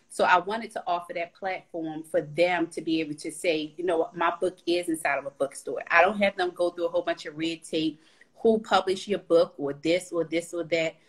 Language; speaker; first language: English; native; English